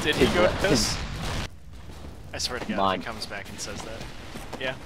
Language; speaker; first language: English; native; English